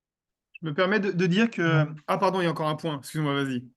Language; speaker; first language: French; native; French